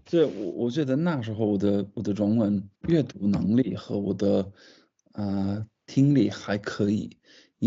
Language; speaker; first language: Chinese; non-native, fluent; English